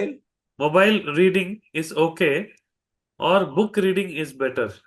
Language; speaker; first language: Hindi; native; Hindi